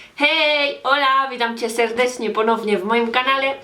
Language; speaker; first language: Polish; early bilingual, heritage; Polish